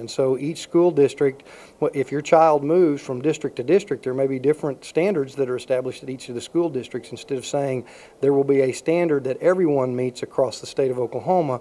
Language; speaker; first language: English; native; English